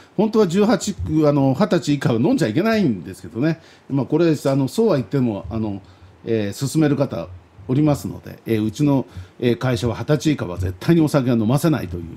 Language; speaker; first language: Japanese; native; Japanese